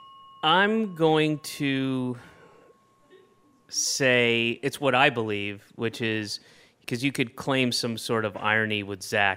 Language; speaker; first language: English; native; English